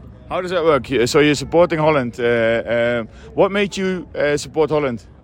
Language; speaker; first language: English; non-native, fluent; Dutch